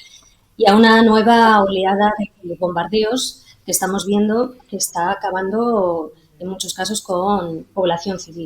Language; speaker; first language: Spanish; native; Spanish